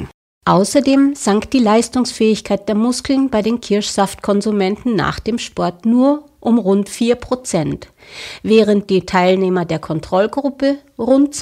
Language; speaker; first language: German; native; German